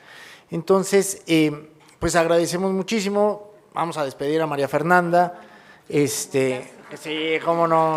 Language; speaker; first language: Spanish; native; Spanish